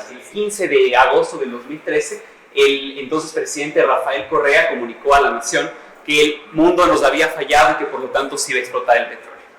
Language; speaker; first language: Spanish; native; Spanish